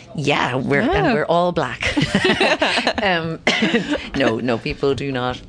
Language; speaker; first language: English; native; English